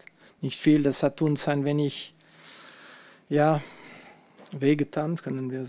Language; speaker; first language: German; non-native, fluent; French